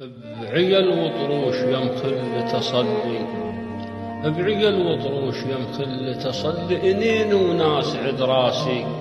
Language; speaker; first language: Arabic; native; Arabic